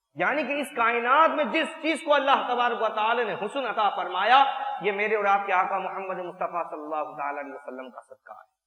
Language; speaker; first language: Urdu; native; Urdu